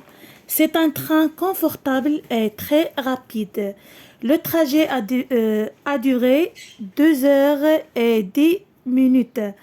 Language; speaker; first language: French; non-native, local second language; Arabic